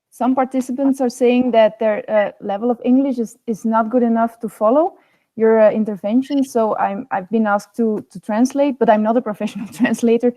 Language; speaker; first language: English; non-native, fluent; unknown